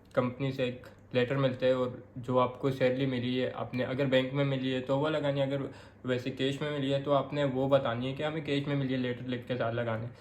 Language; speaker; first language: Urdu; non-native, local second language; Pashto